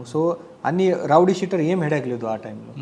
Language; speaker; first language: Telugu; non-native, learner; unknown